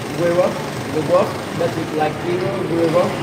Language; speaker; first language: English; non-native, learner; Vietnamese